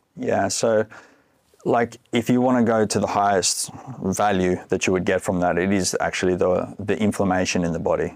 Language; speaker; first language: English; native; English